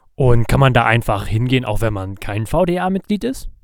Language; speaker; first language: German; native; German